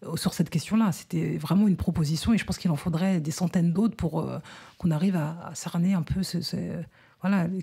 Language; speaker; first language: French; native; French